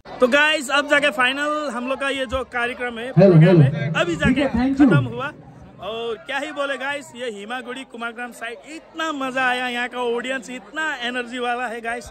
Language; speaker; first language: Hindi; non-native, local second language; Sadri